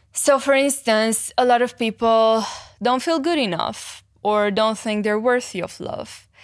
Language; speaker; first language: English; non-native, fluent; Romanian